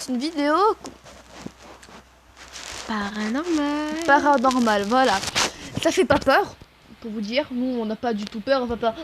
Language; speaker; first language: French; native; French